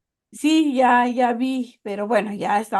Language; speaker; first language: Spanish; native; Spanish